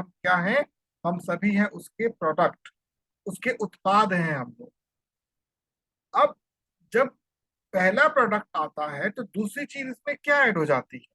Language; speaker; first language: Hindi; native; Hindi